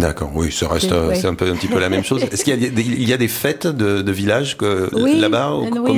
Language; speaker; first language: French; native; French